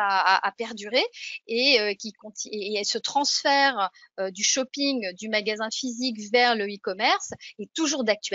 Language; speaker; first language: French; native; French